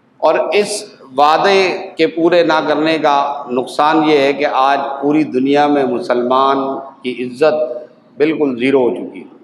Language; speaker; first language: Urdu; native; Urdu